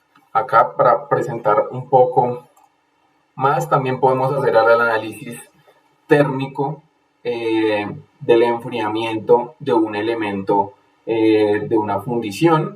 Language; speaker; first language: Spanish; native; Spanish